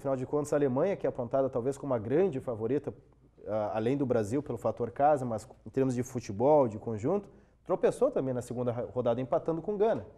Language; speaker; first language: Portuguese; native; Portuguese